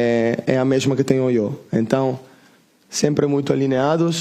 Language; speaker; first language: Portuguese; non-native, learner; Italian